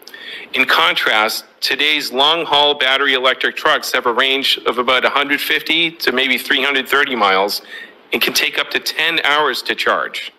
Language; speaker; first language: English; native; English